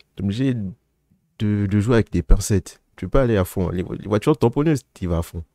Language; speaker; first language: French; native; French